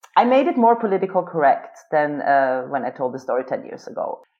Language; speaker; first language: English; non-native, fluent; Swedish